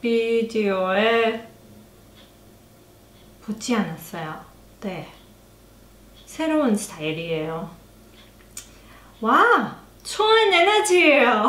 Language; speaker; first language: Korean; non-native, learner; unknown